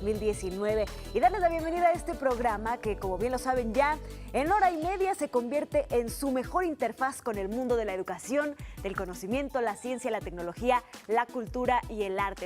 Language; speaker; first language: Spanish; native; Spanish